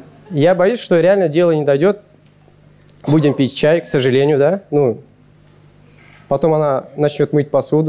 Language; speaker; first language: Russian; native; Russian